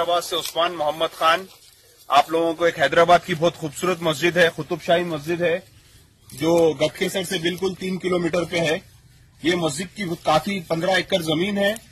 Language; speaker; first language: Hindi; native; Hindi